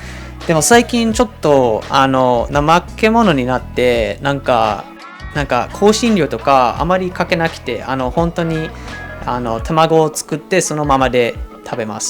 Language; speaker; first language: Japanese; non-native, fluent; English